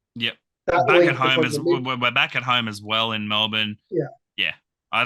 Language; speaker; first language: English; native; English